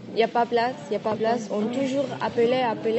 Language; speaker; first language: French; non-native, learner; Arabic